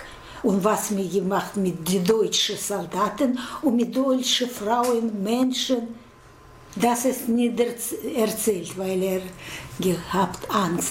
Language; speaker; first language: German; non-native, learner; Russian